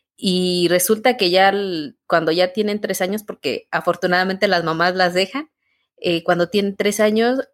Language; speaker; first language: Spanish; native; Spanish